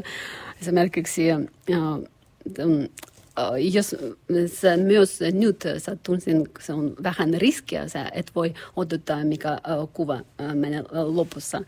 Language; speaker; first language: Finnish; non-native, learner; Russian